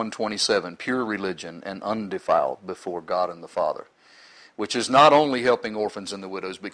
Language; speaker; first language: English; native; English